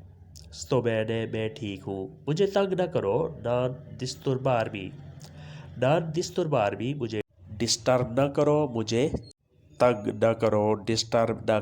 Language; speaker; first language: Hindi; non-native, local second language; Punjabi